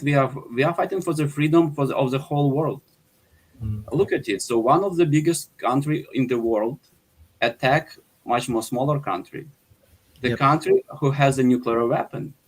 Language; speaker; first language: English; non-native, fluent; Ukrainian